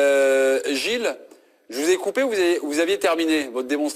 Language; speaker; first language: French; native; French